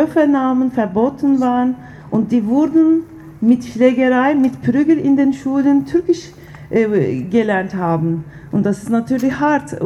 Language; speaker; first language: German; non-native, fluent; Turkish